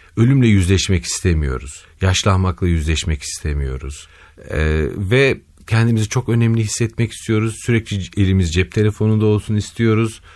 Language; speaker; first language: Turkish; native; Turkish